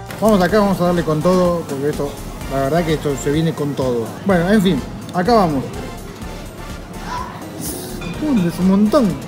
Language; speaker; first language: Spanish; native; Spanish